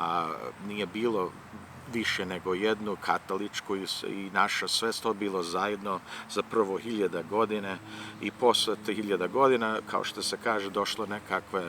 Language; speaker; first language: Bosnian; early bilingual, heritage; Serbian